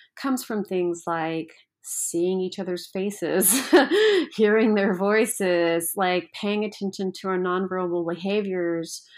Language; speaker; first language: English; native; English